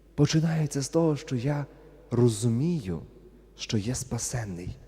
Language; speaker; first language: Ukrainian; native; Ukrainian